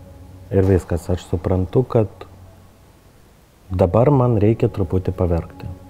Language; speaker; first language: Lithuanian; non-native, learner; Ukrainian